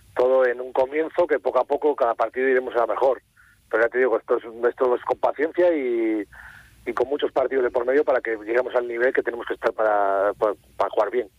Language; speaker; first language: Spanish; native; Spanish